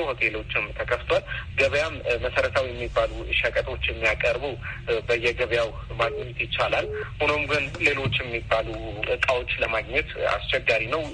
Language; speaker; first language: Amharic; non-native, local second language; Tigrinya